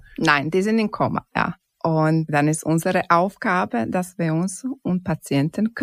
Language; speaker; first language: German; non-native, fluent; Croatian